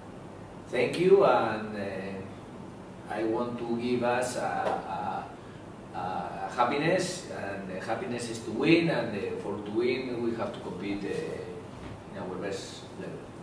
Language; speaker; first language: English; non-native, learner; Spanish